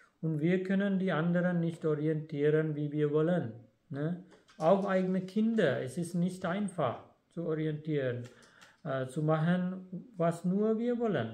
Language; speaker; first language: German; non-native, fluent; Sinhala